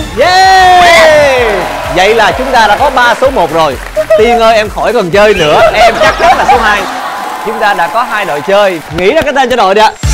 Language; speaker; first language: Vietnamese; native; Vietnamese